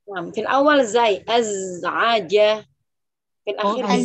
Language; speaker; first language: Arabic; non-native, fluent; Indonesian